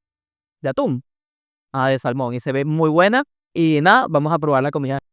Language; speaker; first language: Spanish; native; Spanish